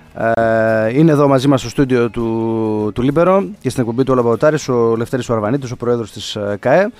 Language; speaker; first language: Greek; native; Greek